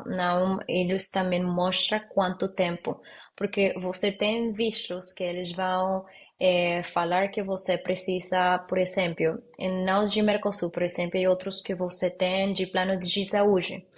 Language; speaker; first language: Portuguese; non-native, learner; Spanish